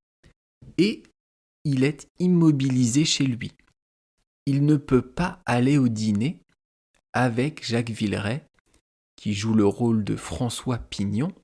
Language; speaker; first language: French; native; French